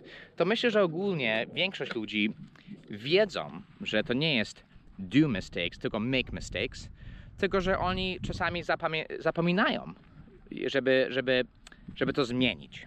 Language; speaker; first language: Polish; non-native, fluent; English